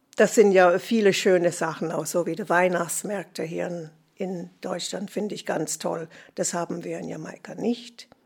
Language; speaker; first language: German; non-native, fluent; English